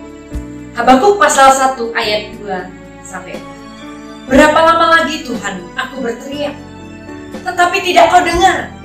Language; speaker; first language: Indonesian; native; Indonesian